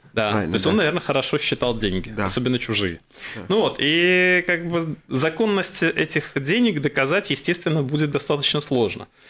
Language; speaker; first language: Russian; native; Russian